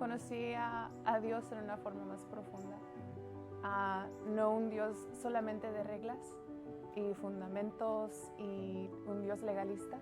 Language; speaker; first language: Spanish; early bilingual, heritage; Spanish